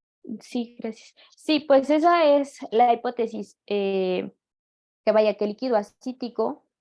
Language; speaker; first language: Spanish; native; Spanish